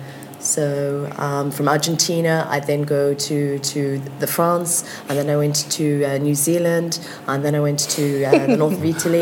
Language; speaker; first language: English; native; English